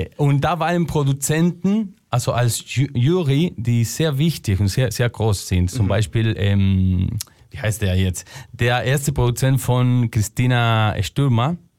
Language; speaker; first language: German; non-native, fluent; Spanish